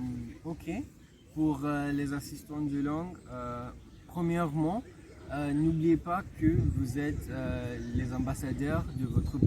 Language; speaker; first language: French; non-native, fluent; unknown